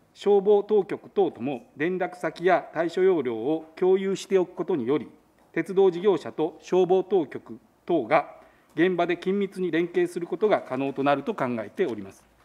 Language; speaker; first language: Japanese; native; Japanese